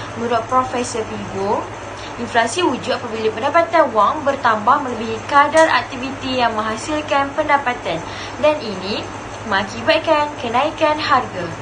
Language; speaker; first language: Malay; native; Malay